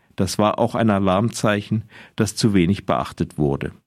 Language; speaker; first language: German; native; German